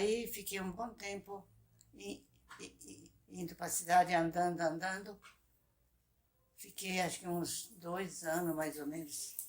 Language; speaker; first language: Portuguese; non-native, local second language; Japanese